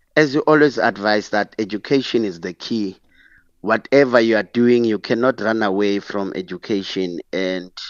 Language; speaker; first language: English; non-native, local second language; Xhosa